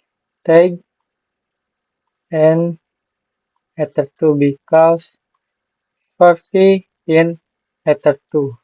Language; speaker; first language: English; non-native, learner; Indonesian